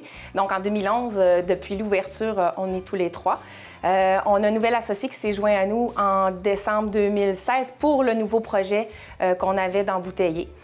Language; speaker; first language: French; native; French